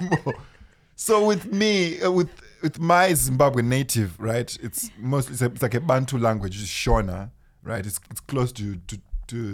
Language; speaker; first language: English; non-native, local second language; Shona